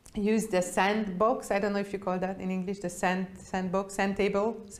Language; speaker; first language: English; non-native, fluent; Hungarian